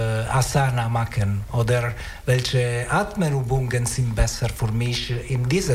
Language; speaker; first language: German; non-native, learner; Italian